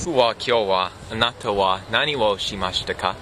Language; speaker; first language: Japanese; non-native, learner; English